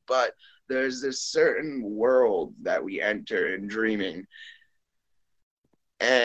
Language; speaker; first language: English; native; English